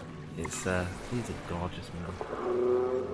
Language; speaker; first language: English; native; English